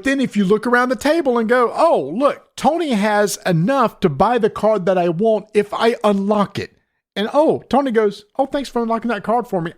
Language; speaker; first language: English; native; English